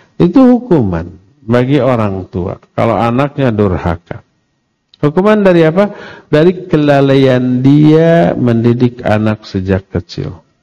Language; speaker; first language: Indonesian; non-native, local second language; Sundanese